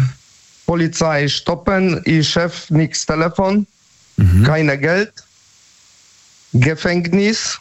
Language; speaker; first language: German; non-native, learner; Polish